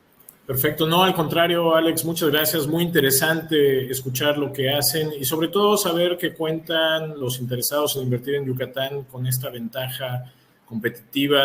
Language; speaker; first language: Spanish; native; Spanish